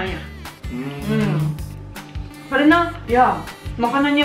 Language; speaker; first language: Indonesian; non-native, learner; Japanese